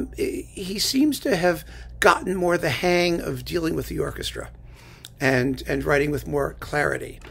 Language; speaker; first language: English; native; English